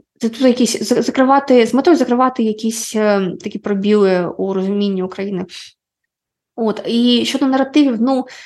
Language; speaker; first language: Ukrainian; non-native, local second language; Russian